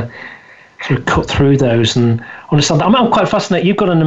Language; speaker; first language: English; native; English